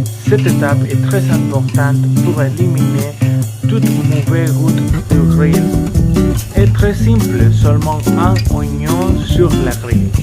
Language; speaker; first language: French; non-native, learner; Spanish